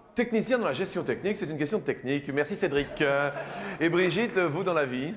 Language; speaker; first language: French; native; French